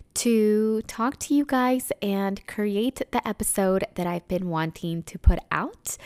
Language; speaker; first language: English; early bilingual, other home language; Spanish